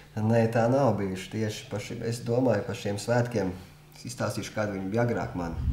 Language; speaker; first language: Latvian; non-native, local second language; Russian